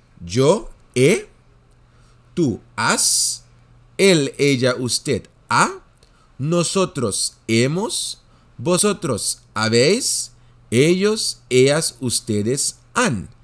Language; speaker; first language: Spanish; non-native, fluent; Dutch